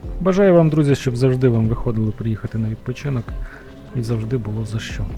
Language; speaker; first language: Ukrainian; native; Ukrainian